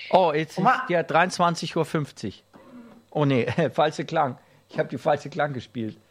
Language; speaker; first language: German; native; German